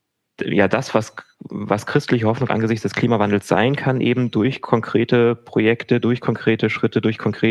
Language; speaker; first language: German; native; German